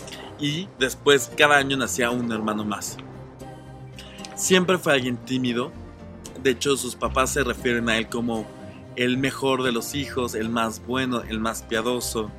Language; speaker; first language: Spanish; native; Spanish